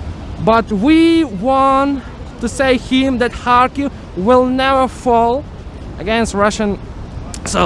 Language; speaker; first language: English; non-native, fluent; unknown